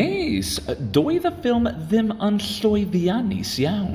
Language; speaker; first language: Welsh; non-native, learner; English